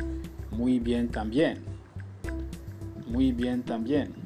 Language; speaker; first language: Spanish; non-native, learner; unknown